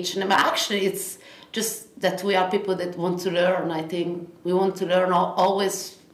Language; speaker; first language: English; non-native, fluent; Italian